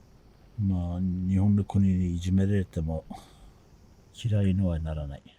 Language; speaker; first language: Japanese; non-native, fluent; Kurdish